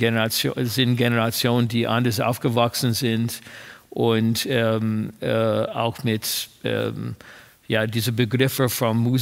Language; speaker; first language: German; non-native, fluent; English